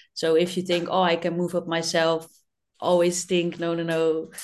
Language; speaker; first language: English; non-native, fluent; Dutch